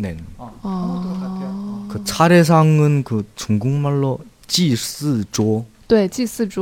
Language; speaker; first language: Korean; non-native, learner; Chinese